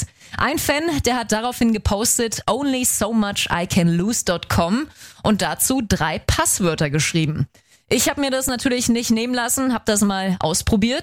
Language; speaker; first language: German; native; German